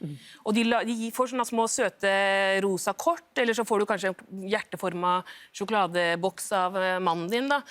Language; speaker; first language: Norwegian; native; Norwegian